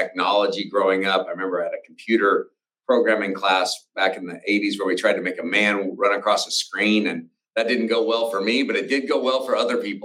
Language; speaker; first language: English; native; English